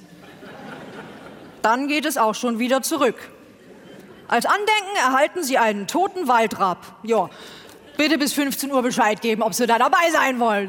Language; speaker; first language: German; native; German